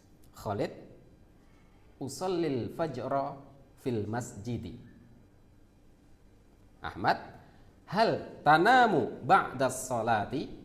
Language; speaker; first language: Arabic; non-native, fluent; Indonesian